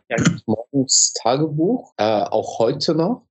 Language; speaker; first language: German; early bilingual, other home language; Turkish